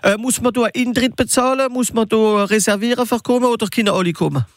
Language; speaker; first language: German; non-native, local second language; French